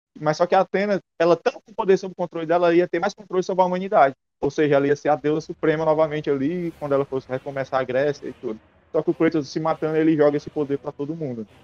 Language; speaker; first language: Portuguese; native; Portuguese